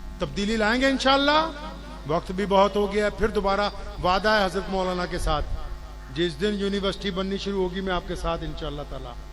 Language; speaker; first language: Urdu; non-native, local second language; Punjabi